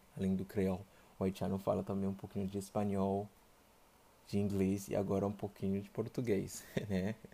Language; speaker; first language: Portuguese; non-native, fluent; Haitian Creole